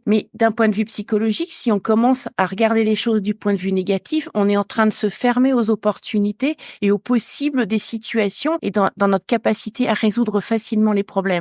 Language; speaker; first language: French; native; French